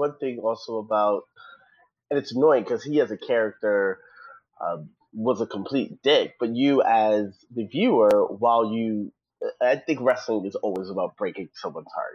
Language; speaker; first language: English; native; English